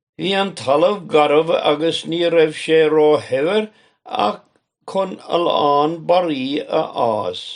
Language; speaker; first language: Irish; native; Irish